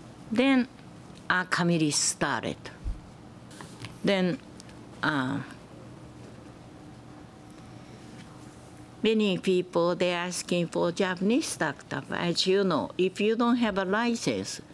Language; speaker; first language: English; non-native, learner; Japanese